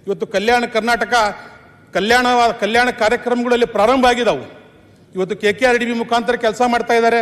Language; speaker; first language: Kannada; non-native, local second language; Urdu